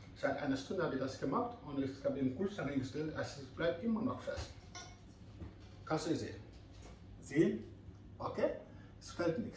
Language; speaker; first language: German; non-native, learner; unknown